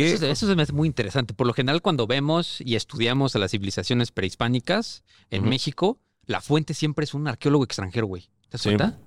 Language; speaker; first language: Spanish; native; Spanish